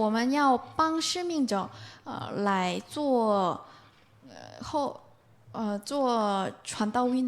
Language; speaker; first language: Chinese; non-native, fluent; Korean